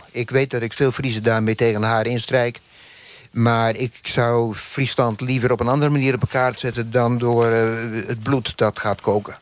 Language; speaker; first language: Dutch; non-native, local second language; Western Frisian